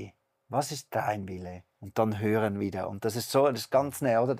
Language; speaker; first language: German; native; German